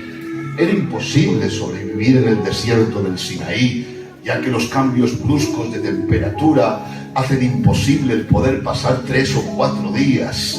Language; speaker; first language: Spanish; native; Spanish